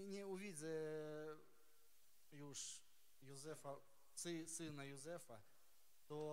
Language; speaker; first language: Polish; non-native, learner; Ukrainian